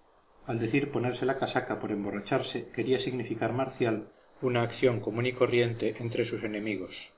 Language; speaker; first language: Spanish; native; Spanish